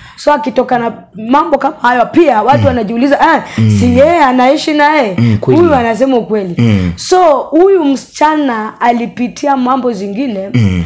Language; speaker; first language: Swahili; non-native, local second language; Luo (Kenya and Tanzania)